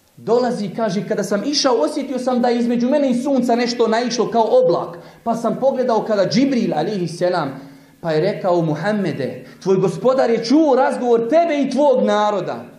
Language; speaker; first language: Bosnian; native; Bosnian